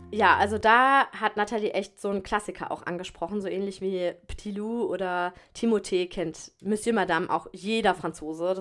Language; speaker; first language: German; native; German